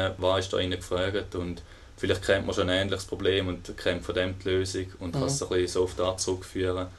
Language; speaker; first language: German; native; German